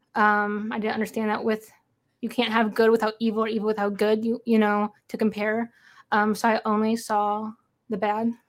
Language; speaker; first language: English; native; English